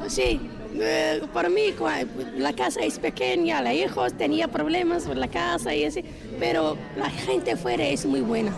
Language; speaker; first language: Spanish; non-native, learner; Arabic